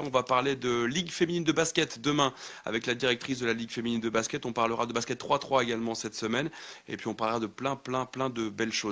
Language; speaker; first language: French; native; French